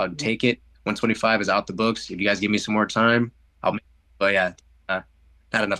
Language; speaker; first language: English; native; English